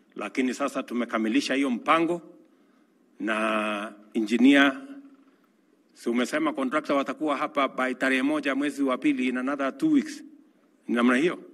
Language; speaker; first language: Swahili; non-native, local second language; Kalenjin